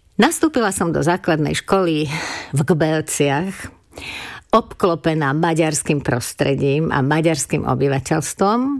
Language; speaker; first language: Slovak; non-native, local second language; Hungarian